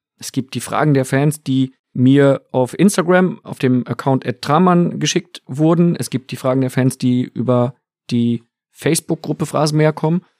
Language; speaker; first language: German; native; German